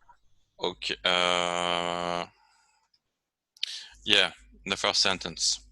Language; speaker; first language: English; non-native, fluent; French